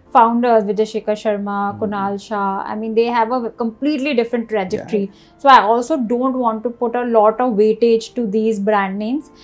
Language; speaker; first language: English; non-native, local second language; Hindi